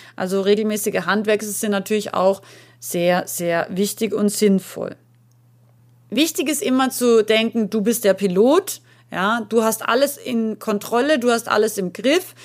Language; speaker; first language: German; native; German